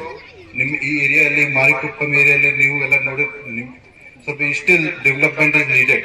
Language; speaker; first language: Kannada; non-native, fluent; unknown